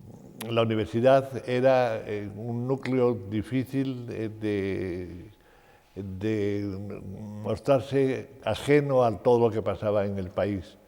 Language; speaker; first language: Spanish; native; Spanish